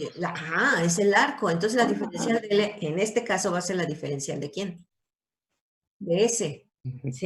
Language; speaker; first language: Spanish; native; Spanish